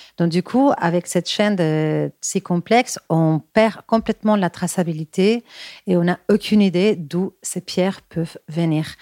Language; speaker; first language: French; non-native, fluent; Spanish